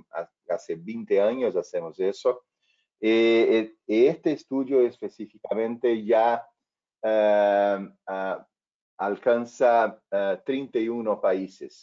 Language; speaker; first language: Spanish; non-native, fluent; Portuguese